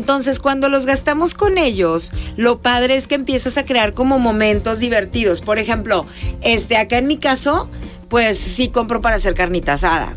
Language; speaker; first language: Spanish; native; Spanish